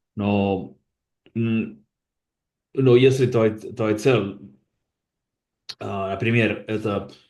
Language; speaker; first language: Russian; non-native, learner; Basque